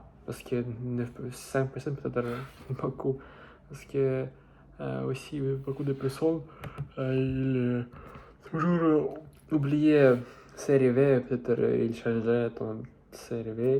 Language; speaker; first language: French; non-native, learner; Russian